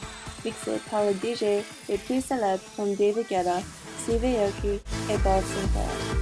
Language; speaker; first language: French; non-native, learner; English